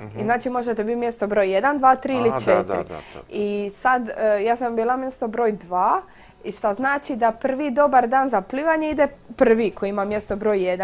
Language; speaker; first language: Croatian; native; Croatian